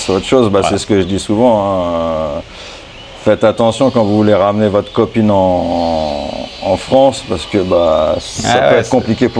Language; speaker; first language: French; native; French